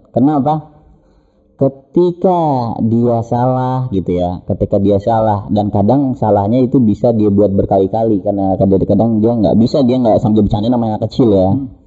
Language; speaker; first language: Indonesian; native; Indonesian